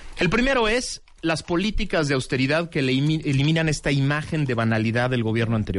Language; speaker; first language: Spanish; native; Spanish